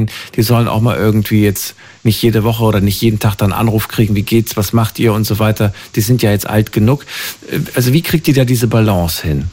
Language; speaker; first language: German; native; German